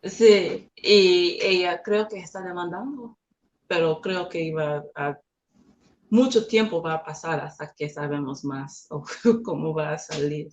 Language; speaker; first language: Spanish; non-native, learner; English